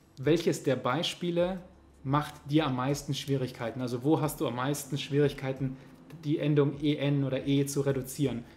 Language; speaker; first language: German; native; German